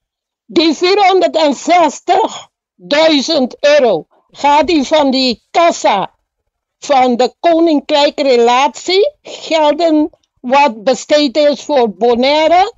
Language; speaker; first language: Dutch; non-native, local second language; Papiamento